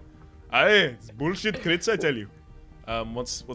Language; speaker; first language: English; native; English